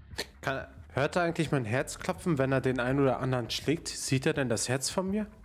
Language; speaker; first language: German; native; German